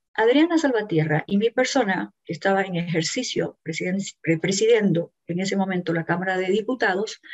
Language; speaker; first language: Spanish; native; Spanish